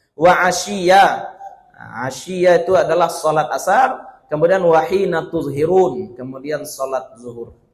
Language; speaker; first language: Malay; native; Malay